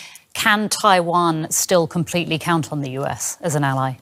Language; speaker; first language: English; native; English